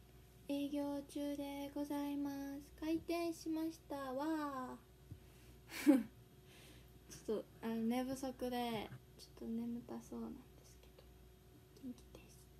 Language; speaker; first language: Japanese; native; Japanese